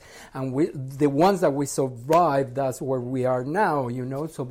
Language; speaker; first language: English; non-native, fluent; Spanish